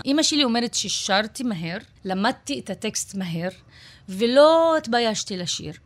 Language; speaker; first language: Hebrew; non-native, local second language; Arabic